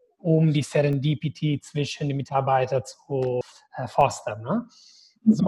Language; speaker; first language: German; non-native, learner; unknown